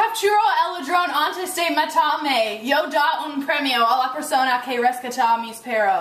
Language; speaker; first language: Spanish; non-native, learner; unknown